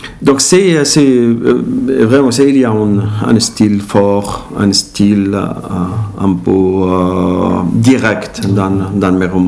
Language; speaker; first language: French; non-native, learner; Arabic